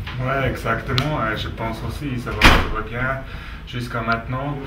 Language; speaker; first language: French; non-native, local second language; German